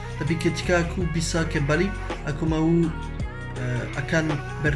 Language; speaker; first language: Indonesian; non-native, learner; French